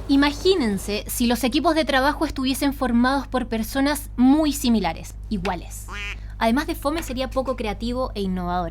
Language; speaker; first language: Spanish; native; Spanish